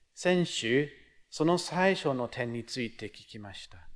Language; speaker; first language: Japanese; non-native, fluent; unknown